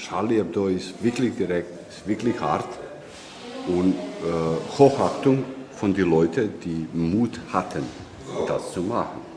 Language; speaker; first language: German; non-native, learner; Serbian